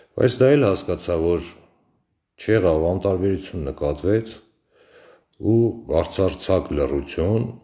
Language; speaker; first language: Armenian; native; Armenian